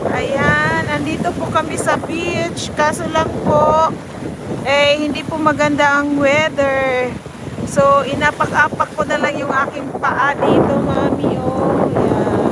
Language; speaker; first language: Filipino; non-native, local second language; Cebuano